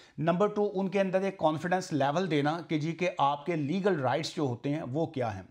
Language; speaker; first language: Urdu; non-native, local second language; Punjabi